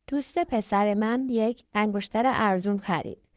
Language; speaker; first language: Persian; native; Persian